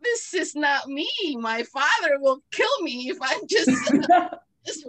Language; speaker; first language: English; non-native, local second language; Filipino